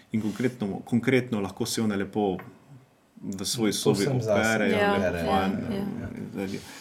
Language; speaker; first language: Slovenian; native; Slovenian